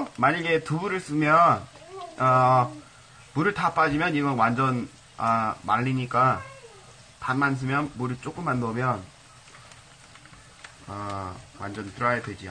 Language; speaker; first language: Korean; non-native, fluent; English